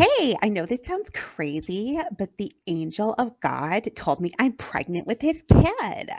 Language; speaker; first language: English; native; English